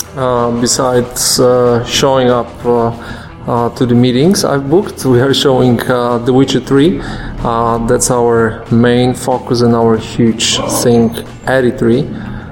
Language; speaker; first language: English; non-native, fluent; Polish